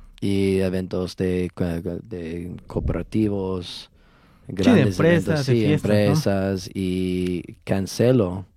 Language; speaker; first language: Spanish; non-native, learner; English